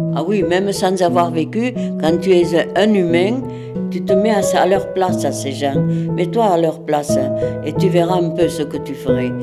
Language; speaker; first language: French; early bilingual, other home language; Catalan